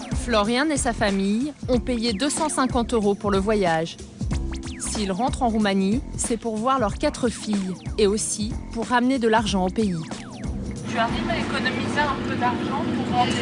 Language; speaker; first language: French; native; French